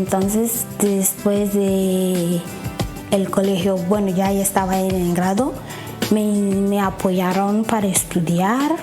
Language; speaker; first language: Spanish; non-native, fluent; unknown